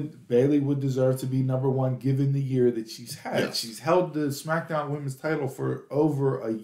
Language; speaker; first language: English; native; English